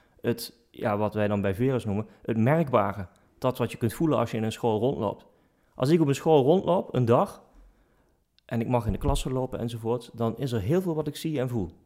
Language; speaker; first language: Dutch; native; Dutch